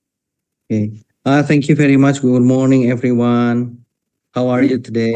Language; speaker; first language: English; non-native, fluent; Indonesian